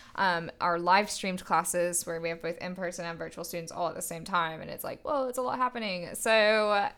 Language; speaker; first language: English; native; English